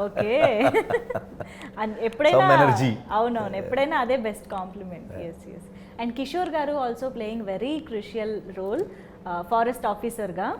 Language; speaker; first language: Telugu; native; Telugu